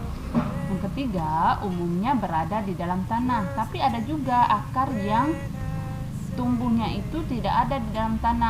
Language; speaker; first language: Indonesian; native; Indonesian